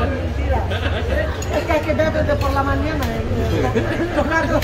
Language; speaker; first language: Spanish; non-native, fluent; Romanian